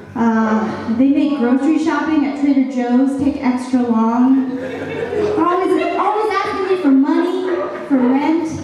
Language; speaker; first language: English; native; English